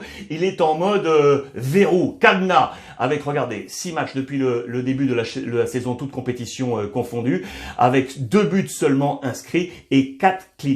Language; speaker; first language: French; native; French